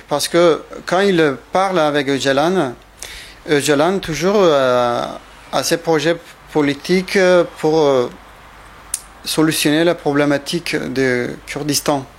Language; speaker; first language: French; non-native, fluent; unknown